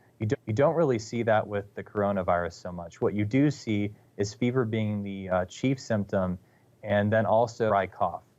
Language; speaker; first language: English; native; English